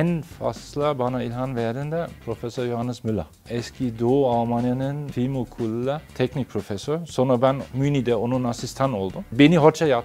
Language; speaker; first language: Turkish; non-native, fluent; German